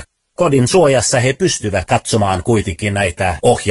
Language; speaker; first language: Finnish; early bilingual, other home language; Persian